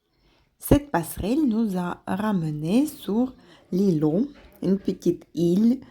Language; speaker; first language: French; non-native, fluent; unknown